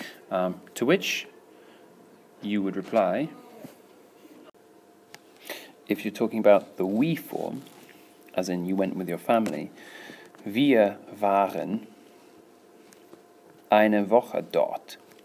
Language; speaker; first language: English; native; English